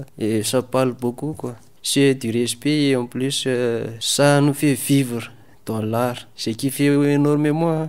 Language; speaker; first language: French; non-native, local second language; Malagasy